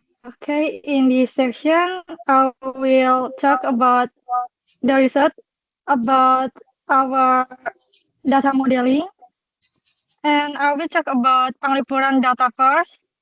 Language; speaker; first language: English; non-native, local second language; Indonesian